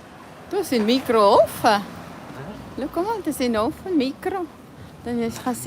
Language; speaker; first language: German; non-native, learner; Cebuano